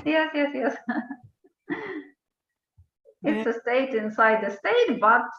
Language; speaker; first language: English; non-native, fluent; Ukrainian